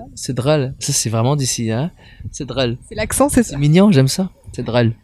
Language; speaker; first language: French; native; French